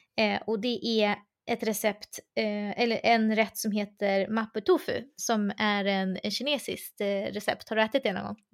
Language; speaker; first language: Swedish; native; Swedish